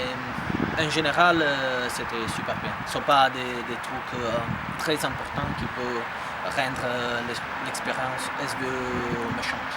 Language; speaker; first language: French; non-native, fluent; Italian